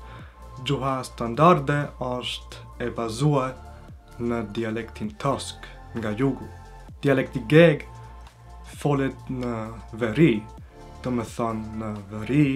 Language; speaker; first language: Albanian; early bilingual, heritage; Albanian